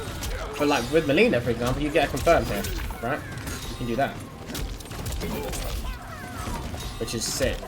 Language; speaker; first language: English; native; English